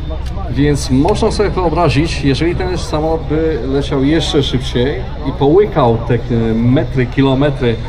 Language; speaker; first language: Polish; native; Polish